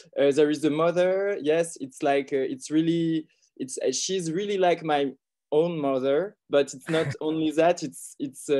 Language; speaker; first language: English; non-native, learner; French